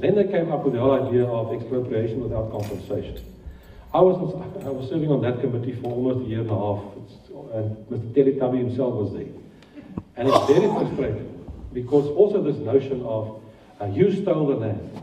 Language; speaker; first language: English; non-native, local second language; Afrikaans